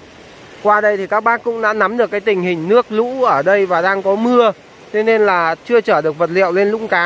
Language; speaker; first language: Vietnamese; native; Vietnamese